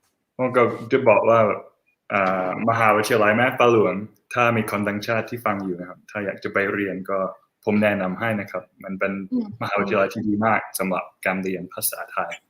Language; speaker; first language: Thai; non-native, fluent; English